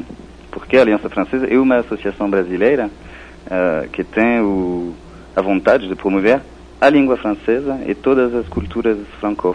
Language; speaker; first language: Portuguese; non-native, fluent; French